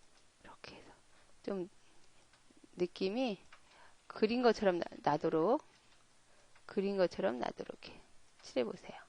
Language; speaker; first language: Korean; native; Korean